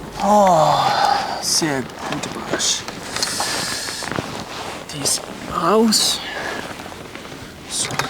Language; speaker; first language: German; non-native, learner; Dutch